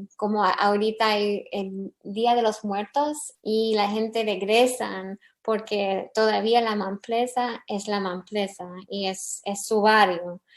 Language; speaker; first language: Spanish; early bilingual, heritage; English